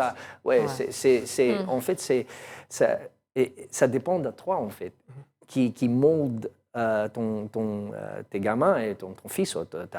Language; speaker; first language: French; non-native, learner; English